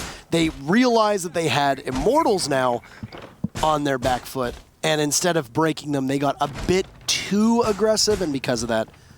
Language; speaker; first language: English; native; English